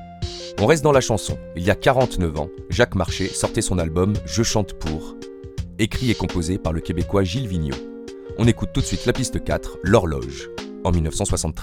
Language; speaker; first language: French; native; French